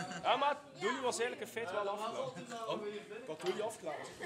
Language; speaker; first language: Dutch; native; Dutch